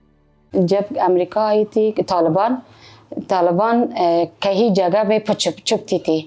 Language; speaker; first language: Hindi; non-native, learner; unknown